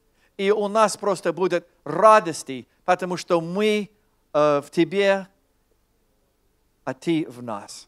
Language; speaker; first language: Russian; non-native, fluent; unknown